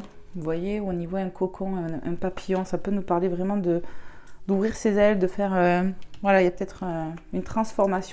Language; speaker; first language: French; native; French